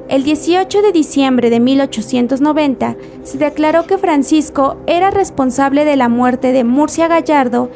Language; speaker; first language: Spanish; native; Spanish